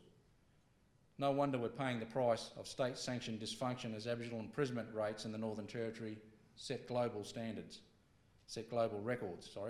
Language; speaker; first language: English; native; English